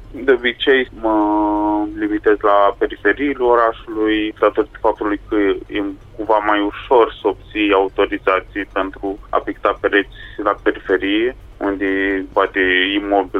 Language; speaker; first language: Romanian; native; Romanian